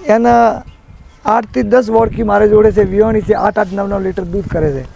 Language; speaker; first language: Gujarati; native; Gujarati